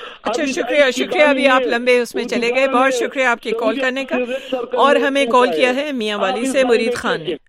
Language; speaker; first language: Urdu; native; Urdu